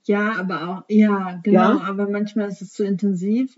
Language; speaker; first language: German; native; German